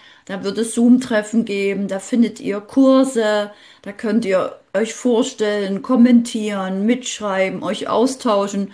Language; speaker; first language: German; native; German